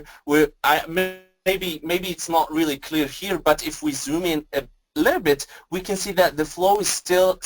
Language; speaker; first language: English; non-native, fluent; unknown